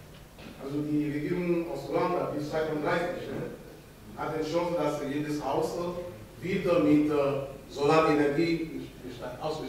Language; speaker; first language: German; non-native, fluent; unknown